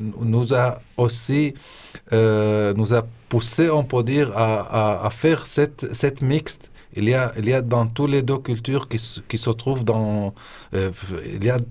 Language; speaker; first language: French; non-native, fluent; Arabic